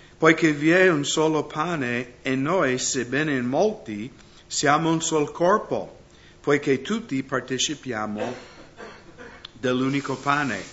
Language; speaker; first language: Italian; non-native, fluent; English